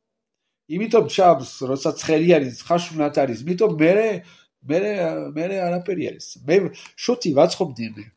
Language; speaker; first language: Georgian; non-native, learner; French